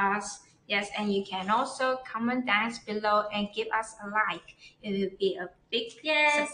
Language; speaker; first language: English; non-native, learner; Chinese